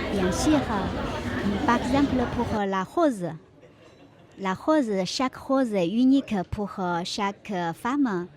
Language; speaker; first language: French; non-native, fluent; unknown